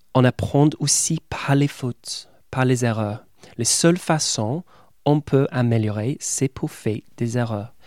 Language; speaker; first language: French; non-native, fluent; English